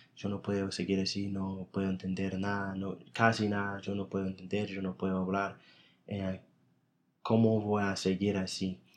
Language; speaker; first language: Spanish; non-native, fluent; English